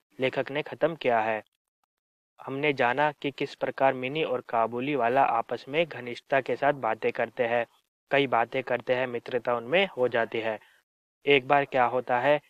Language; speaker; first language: Hindi; native; Hindi